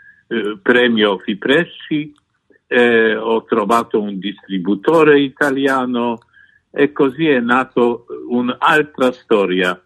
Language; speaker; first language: Italian; non-native, fluent; Polish